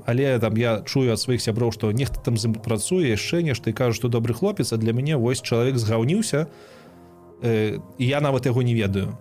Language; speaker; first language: Belarusian; non-native, local second language; Russian